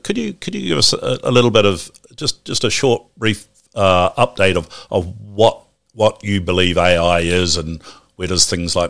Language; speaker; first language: English; native; English